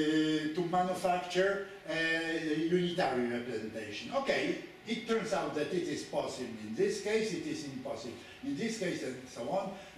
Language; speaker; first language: English; non-native, fluent; Polish